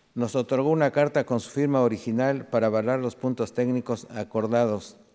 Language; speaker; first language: Spanish; native; Spanish